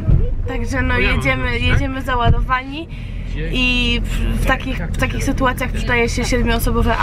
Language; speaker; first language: Polish; native; Polish